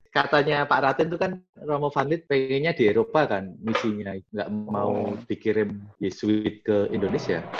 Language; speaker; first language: Indonesian; non-native, local second language; Javanese